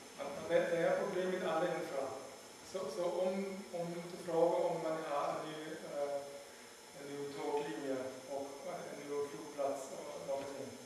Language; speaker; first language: Swedish; non-native, learner; German